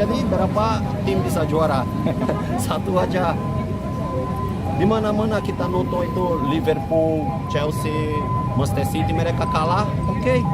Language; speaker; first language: Indonesian; non-native, fluent; Portuguese